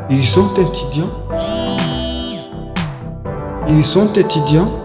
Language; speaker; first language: French; non-native, learner; Kinyarwanda